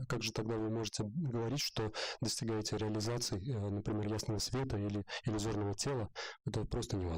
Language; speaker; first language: Russian; native; Russian